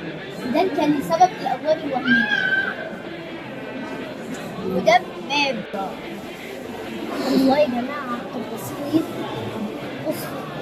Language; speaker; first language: Arabic; native; Arabic